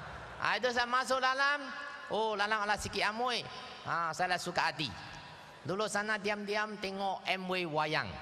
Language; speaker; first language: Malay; non-native, local second language; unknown